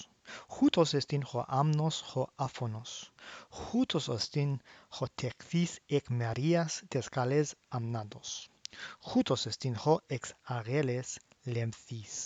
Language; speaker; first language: Greek; non-native, learner; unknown